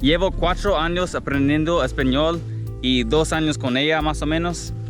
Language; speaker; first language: Spanish; non-native, fluent; English